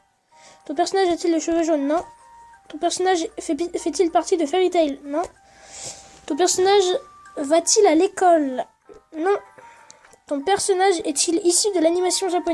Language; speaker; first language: French; native; French